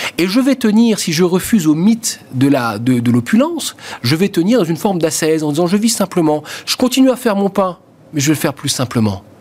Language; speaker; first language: French; native; French